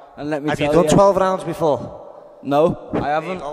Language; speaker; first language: English; native; English